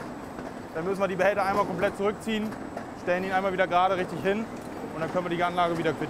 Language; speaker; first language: German; native; German